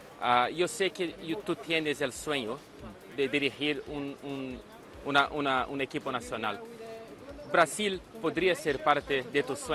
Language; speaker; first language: Spanish; non-native, learner; Portuguese